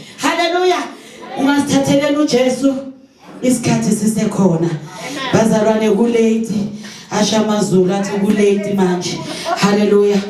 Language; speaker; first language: Zulu; native; Zulu